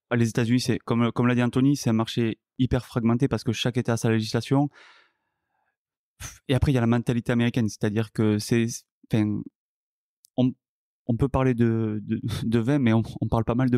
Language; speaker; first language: French; native; French